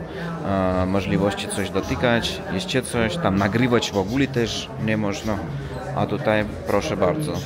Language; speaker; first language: Polish; non-native, learner; Russian